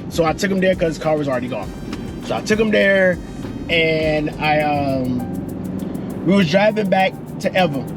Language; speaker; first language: English; native; English